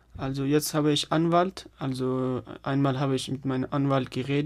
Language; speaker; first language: German; non-native, fluent; Pashto